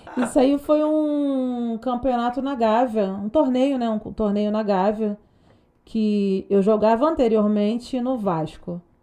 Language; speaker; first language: Portuguese; native; Portuguese